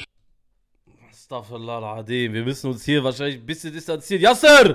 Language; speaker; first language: German; native; German